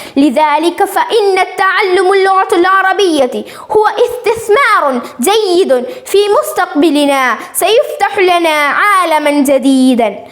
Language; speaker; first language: Arabic; non-native, learner; Malayalam